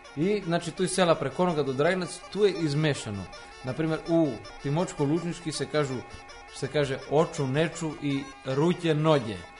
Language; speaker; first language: Serbian; native; Serbian